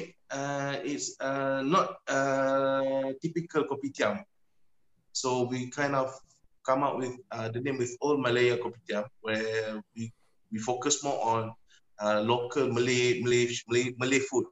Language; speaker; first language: English; non-native, local second language; Malay